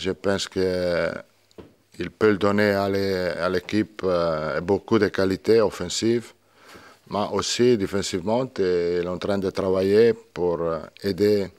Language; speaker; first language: French; non-native, learner; Italian